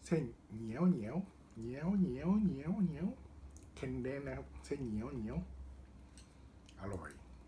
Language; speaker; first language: Thai; non-native, learner; Japanese